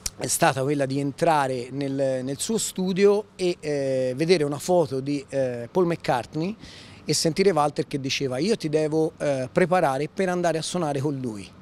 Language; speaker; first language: Italian; native; Italian